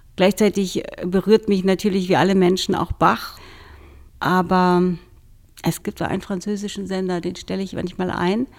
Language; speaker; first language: German; early bilingual, other home language; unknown